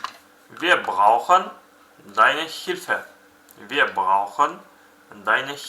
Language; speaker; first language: German; non-native, fluent; Uzbek